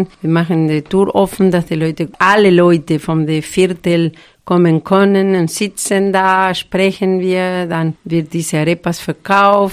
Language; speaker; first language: German; non-native, fluent; Spanish